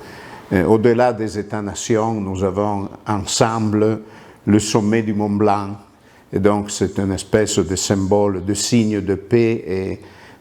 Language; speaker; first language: French; non-native, local second language; Italian